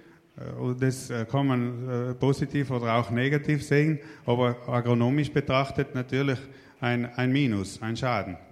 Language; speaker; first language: German; native; German